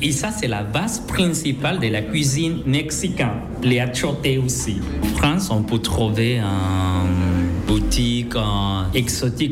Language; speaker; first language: French; non-native, fluent; Spanish